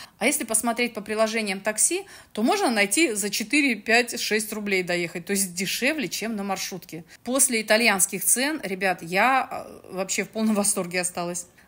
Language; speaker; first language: Russian; native; Russian